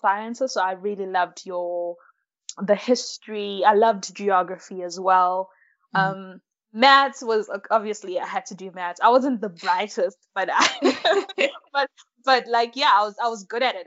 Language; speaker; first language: English; early bilingual, other home language; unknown